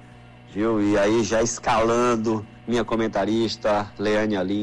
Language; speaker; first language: Portuguese; native; Portuguese